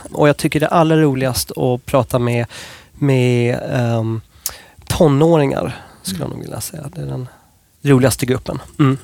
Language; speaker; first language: Swedish; non-native, fluent; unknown